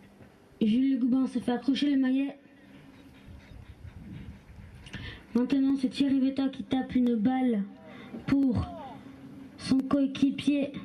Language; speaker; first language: French; native; French